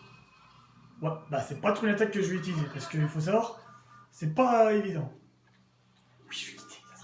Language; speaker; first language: French; native; French